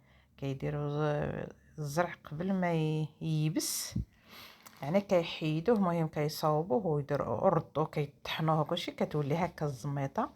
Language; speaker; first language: Arabic; native; Arabic